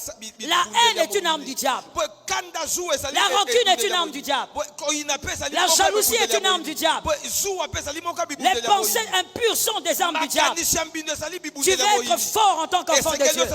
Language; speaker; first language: French; non-native, local second language; Lingala